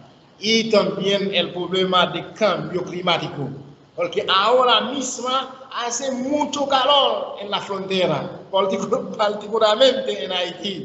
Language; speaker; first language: Spanish; non-native, learner; Haitian Creole